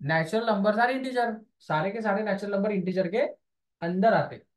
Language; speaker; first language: Hindi; non-native, local second language; Marathi